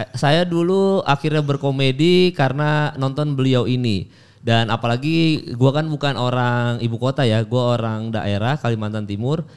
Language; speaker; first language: Indonesian; native; Indonesian